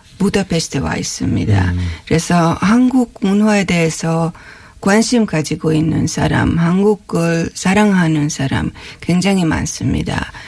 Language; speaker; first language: Korean; non-native, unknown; Hungarian